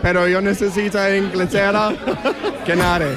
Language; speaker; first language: Spanish; non-native, learner; English